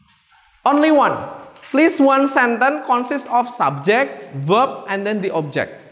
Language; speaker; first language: English; non-native, fluent; Indonesian